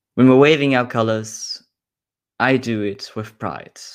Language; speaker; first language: English; non-native, fluent; German